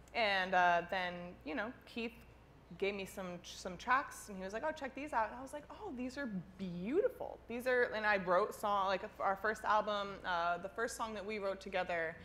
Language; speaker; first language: English; native; English